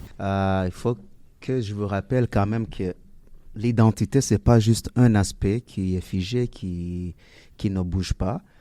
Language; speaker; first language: French; native; French